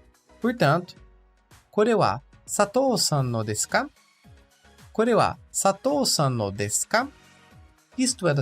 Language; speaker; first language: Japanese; non-native, learner; Portuguese